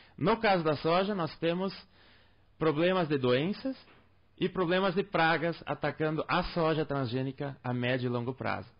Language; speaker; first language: Portuguese; non-native, local second language; German